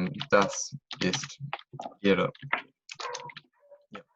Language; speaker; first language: German; non-native, fluent; English